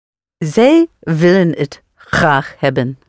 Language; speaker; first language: Dutch; non-native, learner; English